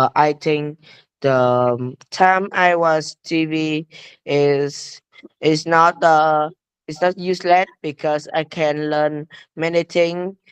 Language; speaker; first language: English; non-native, learner; Vietnamese